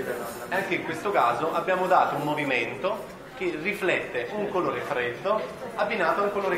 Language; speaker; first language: Italian; native; Italian